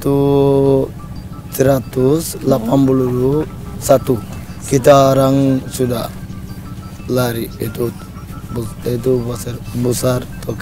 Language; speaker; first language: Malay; non-native, learner; Rohingya